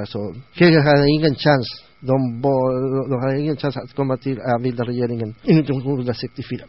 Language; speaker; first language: Swedish; non-native, learner; Spanish